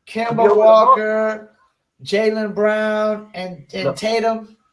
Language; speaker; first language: English; native; English